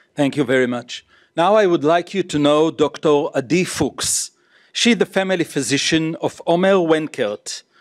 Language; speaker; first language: English; non-native, fluent; Hebrew